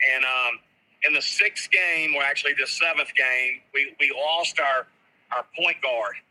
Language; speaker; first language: English; native; English